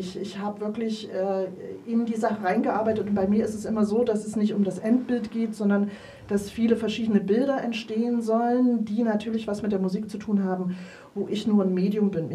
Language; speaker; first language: German; native; German